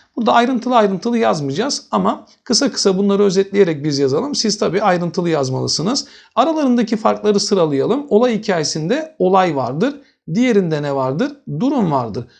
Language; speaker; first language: Turkish; native; Turkish